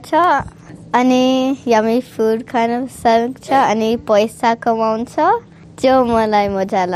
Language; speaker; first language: Nepali; early bilingual, heritage; Nepali